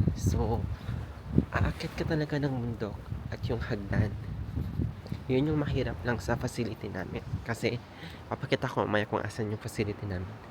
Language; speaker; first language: Filipino; non-native, local second language; Iloko